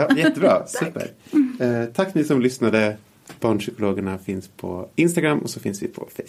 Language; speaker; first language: Swedish; native; Swedish